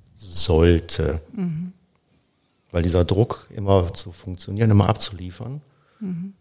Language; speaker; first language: German; native; German